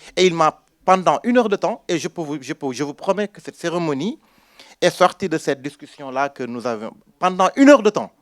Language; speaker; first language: French; non-native, local second language; Wolof